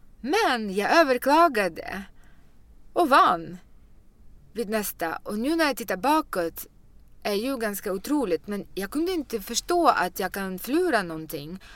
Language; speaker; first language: Swedish; non-native, fluent; Russian